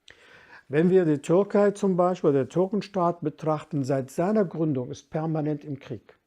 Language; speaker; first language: German; non-native, fluent; Kurdish